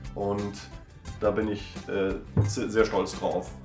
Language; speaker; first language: German; non-native, fluent; Danish